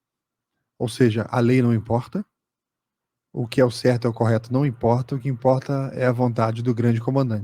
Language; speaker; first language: Portuguese; native; Portuguese